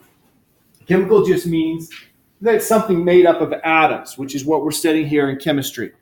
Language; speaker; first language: English; native; English